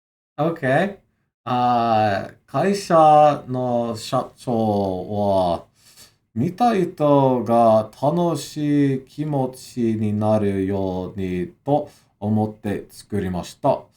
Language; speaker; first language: Japanese; non-native, learner; English